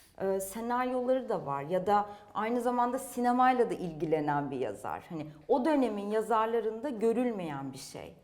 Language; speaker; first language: Turkish; native; Turkish